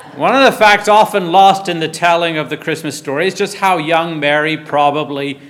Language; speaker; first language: English; native; English